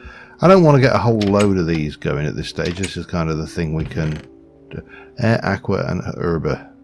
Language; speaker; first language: English; native; English